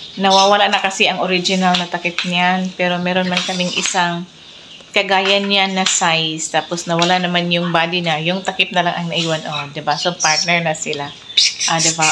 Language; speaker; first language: Filipino; non-native, local second language; Cebuano